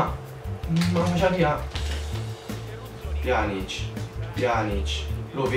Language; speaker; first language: Italian; native; Italian